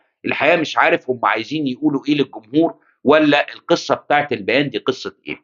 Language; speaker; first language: Arabic; native; Arabic